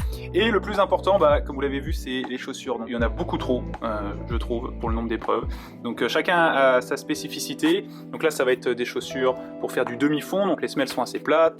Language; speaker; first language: French; native; French